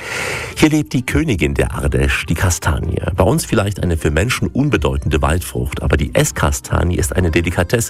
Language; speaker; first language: German; native; German